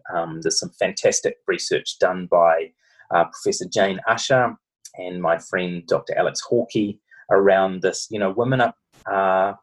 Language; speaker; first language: English; native; English